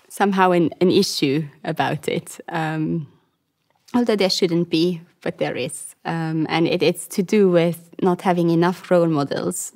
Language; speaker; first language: English; non-native, fluent; Luxembourgish